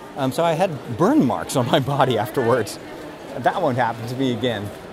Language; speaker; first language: English; non-native, fluent; Dutch